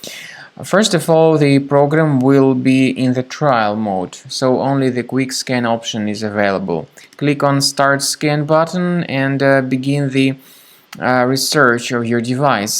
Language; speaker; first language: English; non-native, fluent; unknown